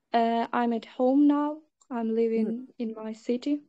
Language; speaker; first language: English; non-native, learner; Ukrainian